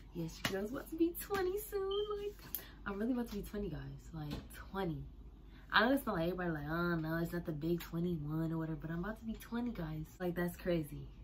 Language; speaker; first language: English; native; English